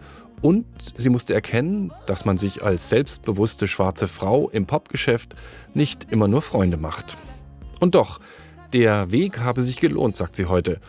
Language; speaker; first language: German; native; German